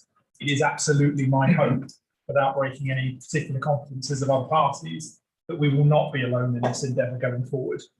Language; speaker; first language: English; native; English